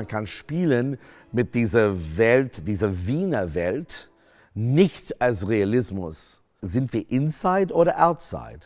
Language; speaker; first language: German; non-native, fluent; English